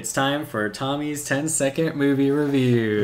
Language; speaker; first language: English; native; English